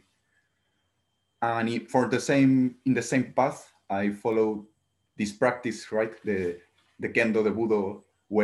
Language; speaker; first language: English; non-native, learner; Spanish